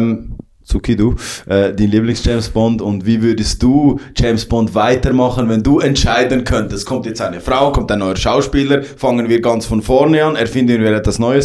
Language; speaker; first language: German; native; German